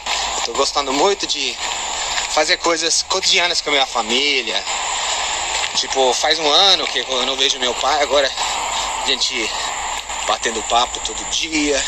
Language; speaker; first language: Portuguese; non-native, fluent; English